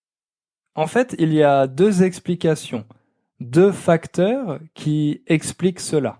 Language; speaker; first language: French; native; French